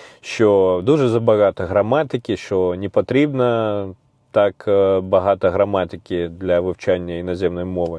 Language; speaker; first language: Ukrainian; non-native, learner; Russian